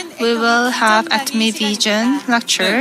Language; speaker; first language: English; non-native, fluent; Korean